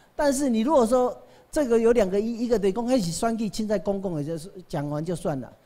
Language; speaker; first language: Chinese; native; Chinese